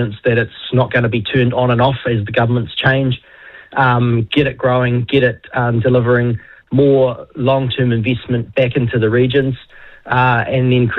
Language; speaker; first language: English; native; English